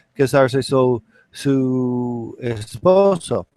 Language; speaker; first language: Spanish; non-native, learner; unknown